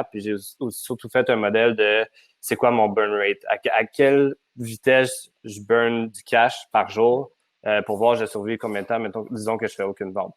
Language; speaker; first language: French; native; French